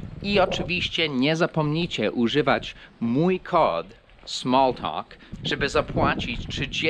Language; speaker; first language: Polish; non-native, fluent; English